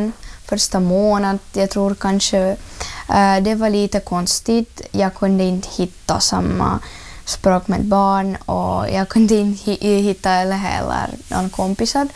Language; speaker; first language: Swedish; early bilingual, other home language; Ukrainian